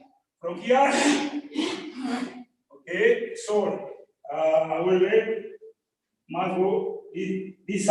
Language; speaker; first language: English; non-native, learner; Spanish